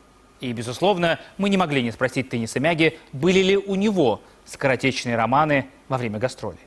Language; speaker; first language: Russian; native; Russian